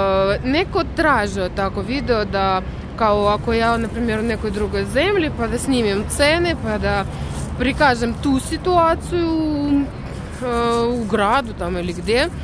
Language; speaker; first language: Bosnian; non-native, learner; Russian